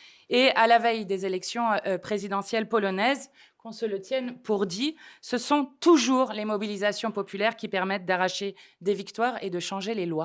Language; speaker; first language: French; native; French